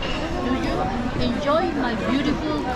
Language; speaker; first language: English; non-native, learner; Spanish